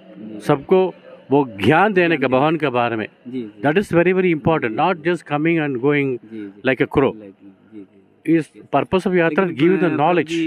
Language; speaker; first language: Hindi; non-native, local second language; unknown